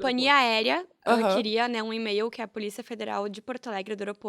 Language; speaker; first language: Portuguese; native; Portuguese